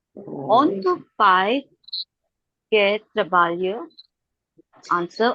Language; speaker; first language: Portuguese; non-native, learner; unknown